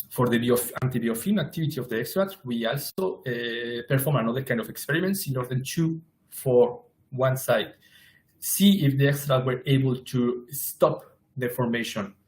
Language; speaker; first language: English; non-native, fluent; Spanish